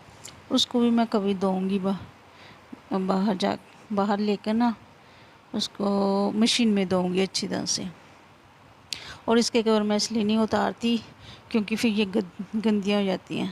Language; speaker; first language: Hindi; non-native, local second language; Punjabi